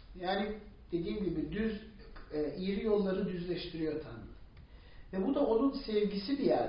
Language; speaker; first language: Turkish; non-native, fluent; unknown